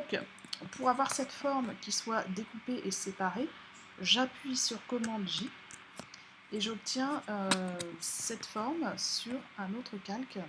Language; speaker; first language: French; native; French